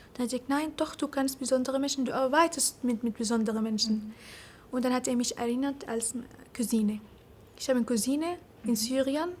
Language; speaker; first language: German; non-native, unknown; Arabic